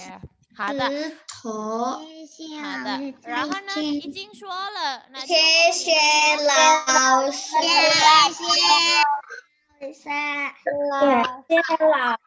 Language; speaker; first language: Chinese; non-native, fluent; Indonesian